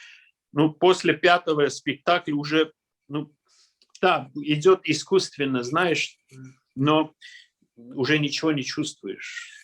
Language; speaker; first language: Russian; non-native, local second language; Armenian